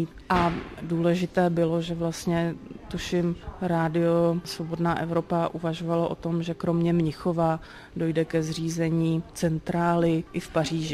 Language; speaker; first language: Czech; native; Czech